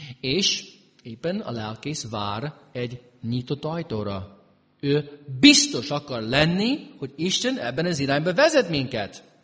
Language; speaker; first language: Hungarian; early bilingual, heritage; Hungarian